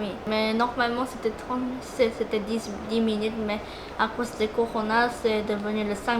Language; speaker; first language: French; non-native, learner; Korean